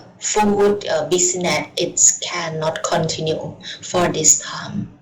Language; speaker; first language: English; non-native, learner; Thai